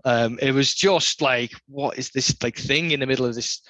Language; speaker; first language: English; native; English